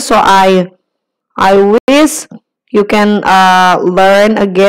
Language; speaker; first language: English; non-native, fluent; Indonesian